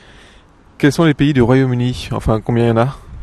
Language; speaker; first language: French; native; French